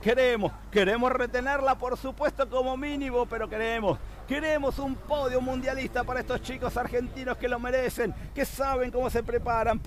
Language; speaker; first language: Spanish; native; Spanish